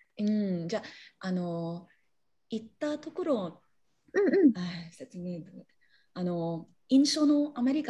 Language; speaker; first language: Japanese; non-native, learner; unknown